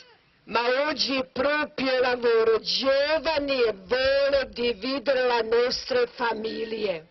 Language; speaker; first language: Italian; non-native, learner; Croatian